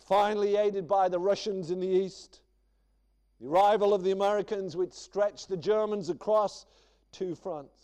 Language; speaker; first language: English; native; English